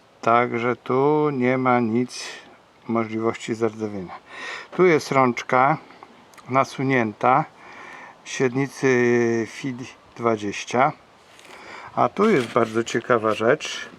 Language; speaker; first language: Polish; native; Polish